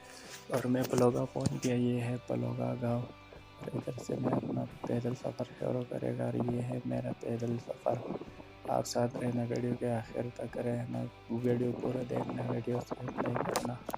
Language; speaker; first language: Hindi; non-native, local second language; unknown